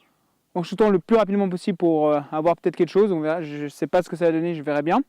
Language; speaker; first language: French; native; French